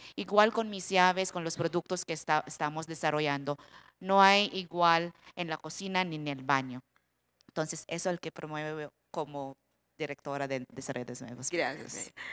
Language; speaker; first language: Spanish; non-native, fluent; Filipino